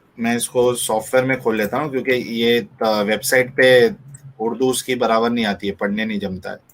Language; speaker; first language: Hindi; native; Hindi